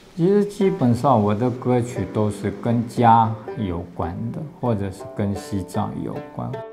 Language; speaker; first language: Chinese; non-native, local second language; Tibetan